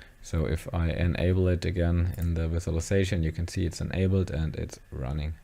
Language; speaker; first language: English; non-native, fluent; German